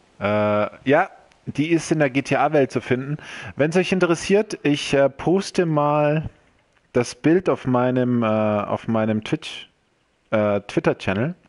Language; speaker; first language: German; early bilingual, other home language; Croatian